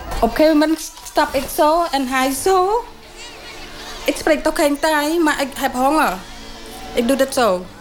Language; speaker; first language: Dutch; non-native, learner; Khmer